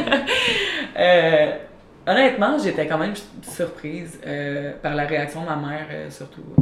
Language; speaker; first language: French; native; French